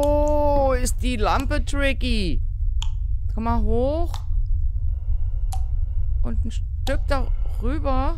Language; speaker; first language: German; native; German